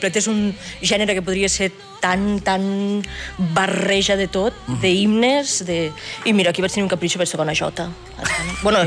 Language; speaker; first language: Catalan; native; Catalan